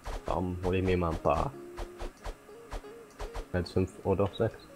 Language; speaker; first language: German; native; German